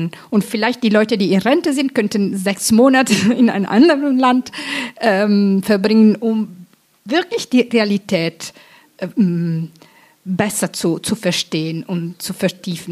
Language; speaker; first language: German; non-native, fluent; Italian